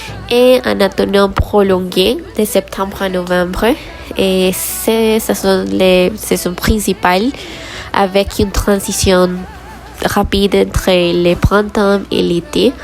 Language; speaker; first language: French; non-native, learner; Spanish